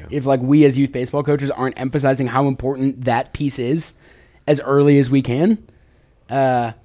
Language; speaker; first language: English; native; English